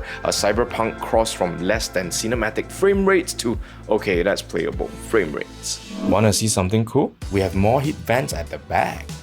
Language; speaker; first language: English; native; English